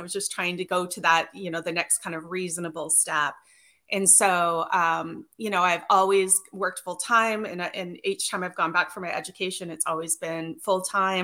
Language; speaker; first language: English; native; English